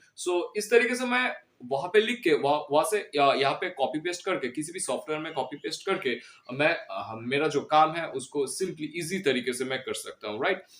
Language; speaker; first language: Hindi; non-native, local second language; Bangla